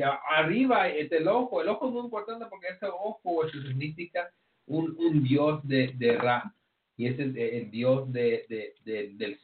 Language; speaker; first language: Spanish; early bilingual, heritage; Spanish